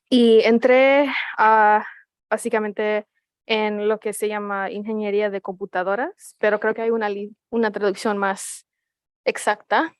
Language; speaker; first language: Spanish; early bilingual, heritage; Spanish